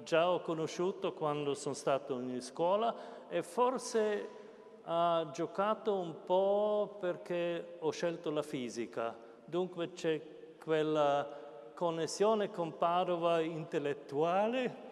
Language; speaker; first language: Italian; non-native, learner; German